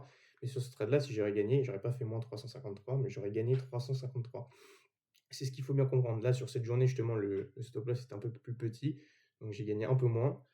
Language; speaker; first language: French; native; French